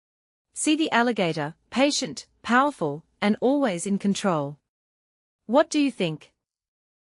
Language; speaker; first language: English; native; English